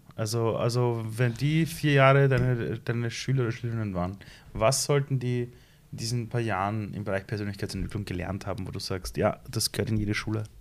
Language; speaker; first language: German; early bilingual, other home language; Persian